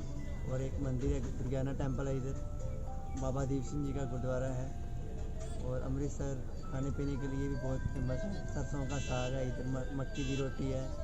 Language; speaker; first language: Hindi; non-native, local second language; Punjabi